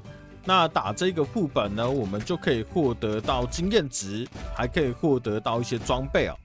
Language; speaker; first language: Chinese; native; Chinese